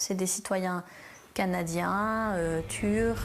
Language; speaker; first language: French; native; French